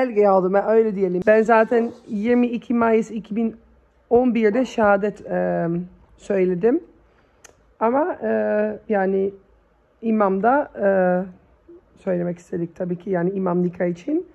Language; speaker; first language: Turkish; early bilingual, heritage; Turkish